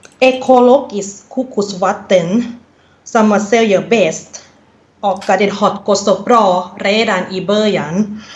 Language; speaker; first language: Swedish; non-native, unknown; Thai